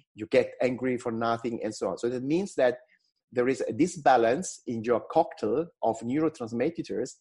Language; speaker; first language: English; non-native, fluent; Italian